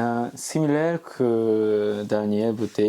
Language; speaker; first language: French; non-native, learner; Japanese